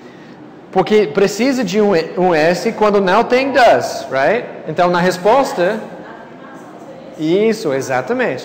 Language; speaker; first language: Portuguese; non-native, fluent; English